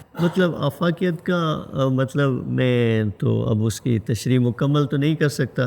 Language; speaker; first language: Urdu; non-native, local second language; Sindhi